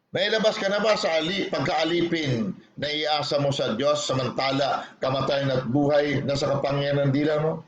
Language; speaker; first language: Filipino; non-native, local second language; Hiligaynon